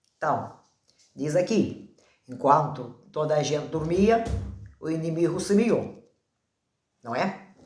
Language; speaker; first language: Portuguese; non-native, fluent; Ukrainian